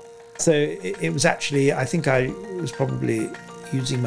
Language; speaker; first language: English; native; English